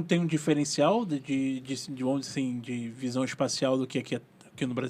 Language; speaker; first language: Portuguese; native; Portuguese